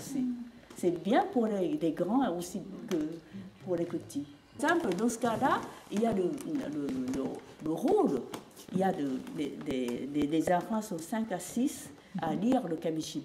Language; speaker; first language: French; non-native, fluent; Japanese